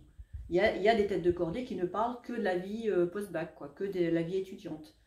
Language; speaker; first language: French; native; French